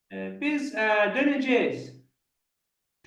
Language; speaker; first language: Turkish; non-native, learner; Chechen